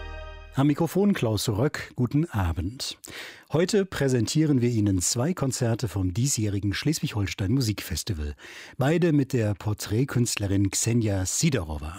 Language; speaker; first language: German; native; German